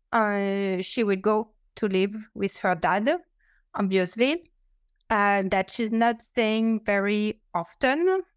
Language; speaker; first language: English; non-native, fluent; French